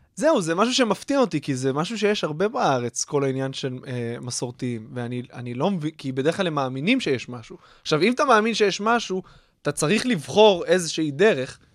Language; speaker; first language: Hebrew; native; Hebrew